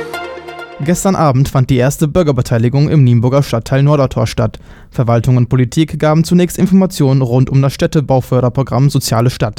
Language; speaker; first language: German; native; German